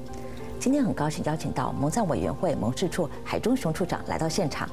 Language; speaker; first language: Chinese; native; Chinese